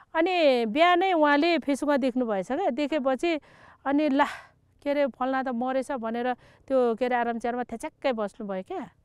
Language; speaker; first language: Nepali; native; Nepali